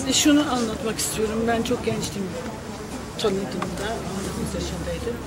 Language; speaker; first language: Turkish; non-native, fluent; English